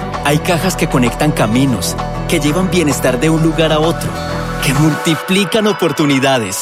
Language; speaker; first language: Spanish; native; Spanish